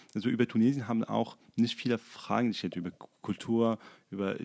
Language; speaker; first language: German; non-native, fluent; Arabic